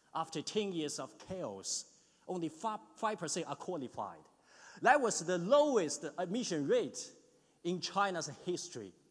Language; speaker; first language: English; non-native, fluent; Chinese